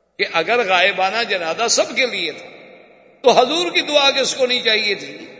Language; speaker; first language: Urdu; native; Urdu